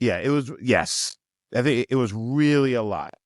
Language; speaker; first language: English; native; English